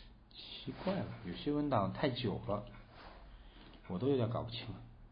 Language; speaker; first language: Chinese; native; Chinese